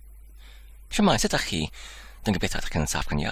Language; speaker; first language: Welsh; non-native, fluent; English